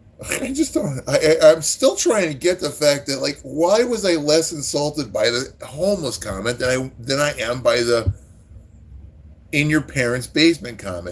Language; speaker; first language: English; native; English